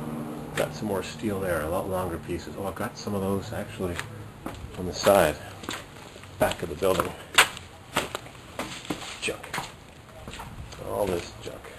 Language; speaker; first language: English; native; English